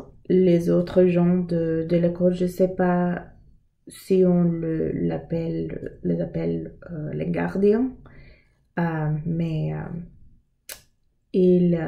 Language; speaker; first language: French; non-native, learner; English